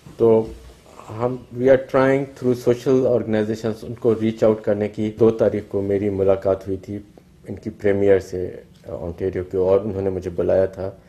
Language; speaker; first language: Urdu; non-native, local second language; Baluchi